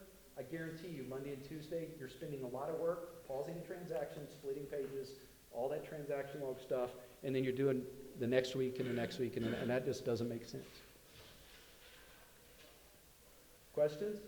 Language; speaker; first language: English; native; English